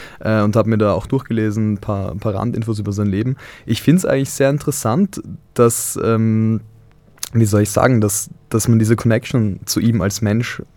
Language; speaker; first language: German; native; German